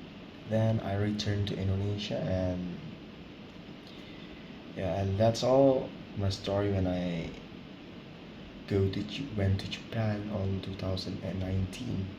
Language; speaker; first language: English; non-native, learner; Indonesian